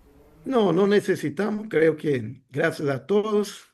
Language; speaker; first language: Spanish; non-native, fluent; Portuguese